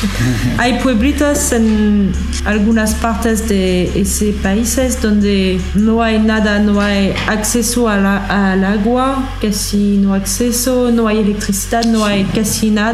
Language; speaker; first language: Spanish; non-native, fluent; French